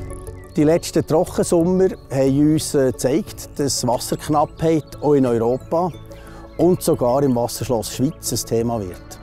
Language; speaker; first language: German; native; German